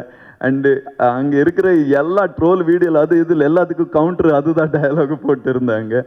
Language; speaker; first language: Tamil; non-native, learner; Kannada